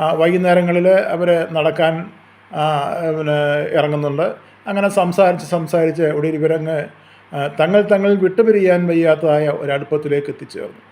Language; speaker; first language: Malayalam; native; Malayalam